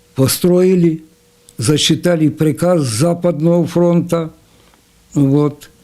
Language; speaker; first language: Russian; non-native, local second language; Ukrainian